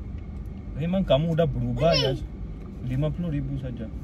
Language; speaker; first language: Indonesian; non-native, learner; Urdu